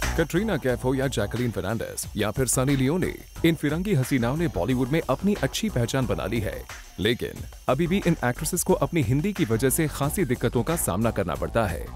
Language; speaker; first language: Hindi; native; Hindi